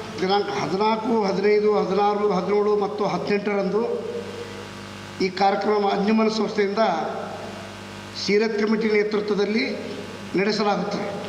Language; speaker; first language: Kannada; non-native, local second language; Urdu